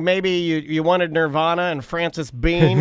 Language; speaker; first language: English; native; English